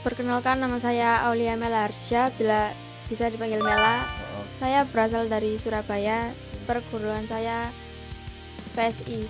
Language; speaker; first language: Indonesian; native; Indonesian